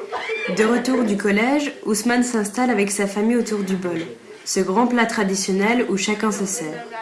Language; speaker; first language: French; native; French